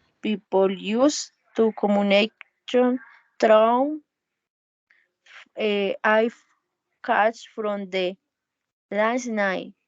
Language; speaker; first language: English; non-native, learner; Spanish